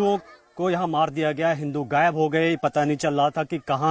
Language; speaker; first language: Hindi; native; Hindi